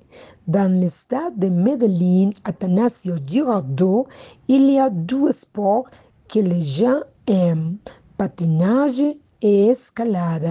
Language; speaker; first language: French; non-native, learner; Spanish